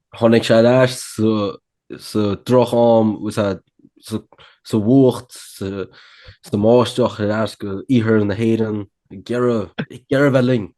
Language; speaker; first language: Irish; native; Irish